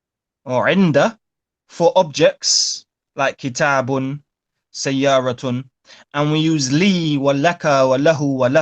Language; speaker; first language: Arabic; non-native, fluent; English